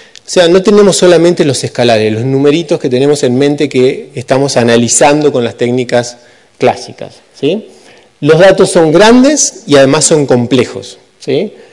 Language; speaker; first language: Spanish; native; Spanish